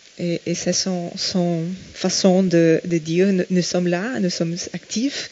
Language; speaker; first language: French; non-native, fluent; Portuguese